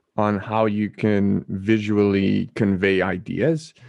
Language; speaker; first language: English; non-native, fluent; Dutch